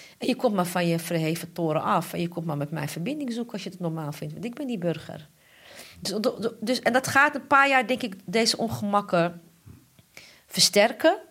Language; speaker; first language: Dutch; early bilingual, other home language; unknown